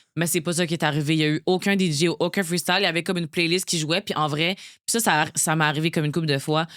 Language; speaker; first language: French; native; French